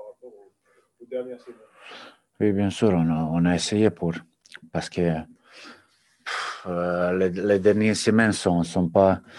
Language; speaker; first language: French; non-native, learner; Serbian